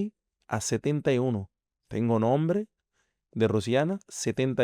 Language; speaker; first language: Spanish; non-native, fluent; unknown